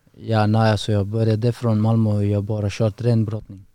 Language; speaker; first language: Swedish; non-native, learner; Persian